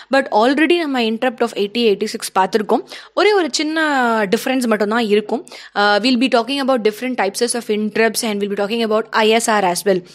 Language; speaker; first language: English; non-native, local second language; Tamil